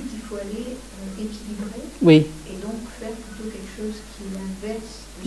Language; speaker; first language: French; native; French